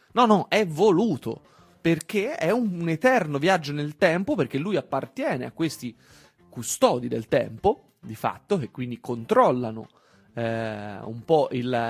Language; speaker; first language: Italian; native; Italian